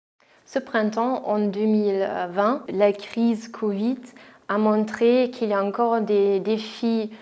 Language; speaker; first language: French; non-native, fluent; German